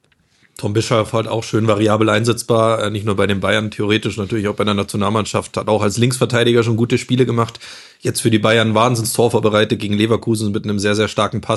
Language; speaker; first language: German; native; German